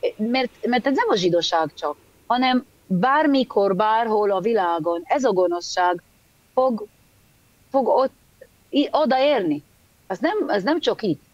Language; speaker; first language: Hungarian; early bilingual, heritage; Hebrew